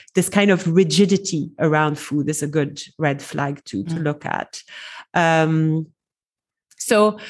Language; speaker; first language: English; non-native, fluent; French